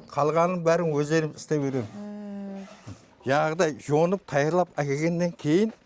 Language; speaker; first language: Uzbek; non-native, local second language; Kara-Kalpak